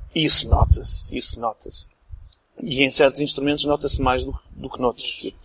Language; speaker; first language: Portuguese; early bilingual, other home language; English